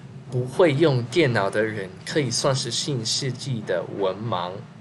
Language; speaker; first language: Chinese; non-native, learner; English